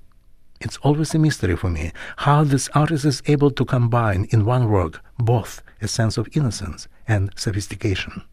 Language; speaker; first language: English; non-native, fluent; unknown